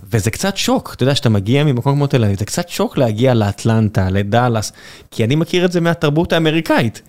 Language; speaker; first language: Hebrew; native; Hebrew